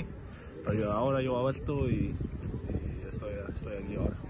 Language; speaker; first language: Spanish; non-native, learner; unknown